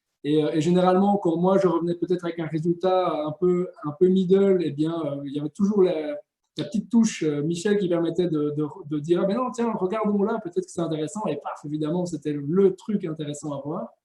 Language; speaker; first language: French; native; French